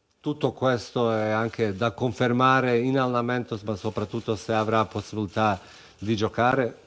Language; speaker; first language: Italian; non-native, fluent; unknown